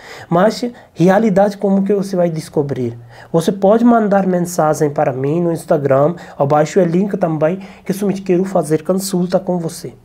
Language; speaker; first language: Portuguese; non-native, learner; Hindi